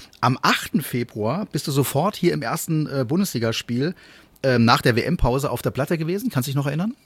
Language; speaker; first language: German; native; German